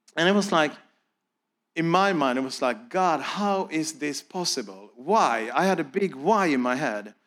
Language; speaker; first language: English; non-native, fluent; Swedish